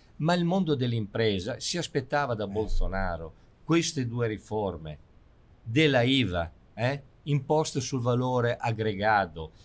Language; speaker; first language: Italian; native; Italian